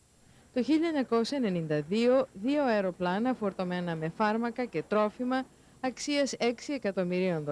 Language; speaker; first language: Greek; native; Greek